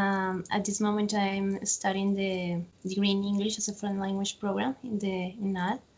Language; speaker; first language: English; non-native, fluent; Spanish